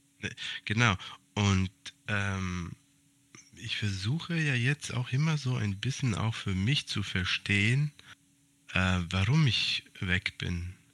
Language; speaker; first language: German; early bilingual, other home language; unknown